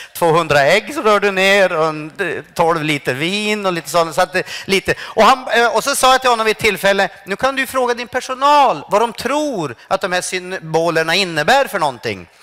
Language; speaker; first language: Swedish; native; Swedish